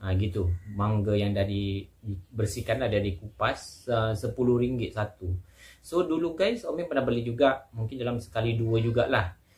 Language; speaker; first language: Malay; native; Malay